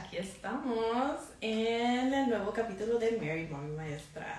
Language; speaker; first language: Spanish; early bilingual, heritage; Spanish